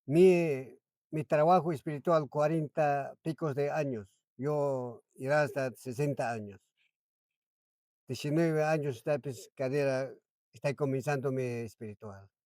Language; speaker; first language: Spanish; non-native, local second language; Quechua